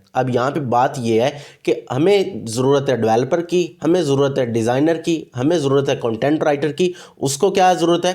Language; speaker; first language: Urdu; non-native, local second language; Punjabi